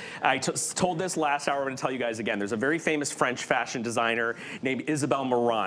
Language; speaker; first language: English; native; English